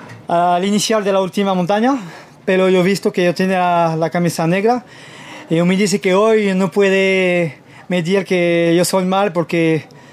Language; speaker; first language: Spanish; non-native, learner; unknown